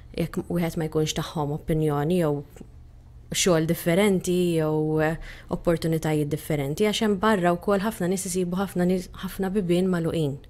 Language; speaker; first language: Maltese; native; Maltese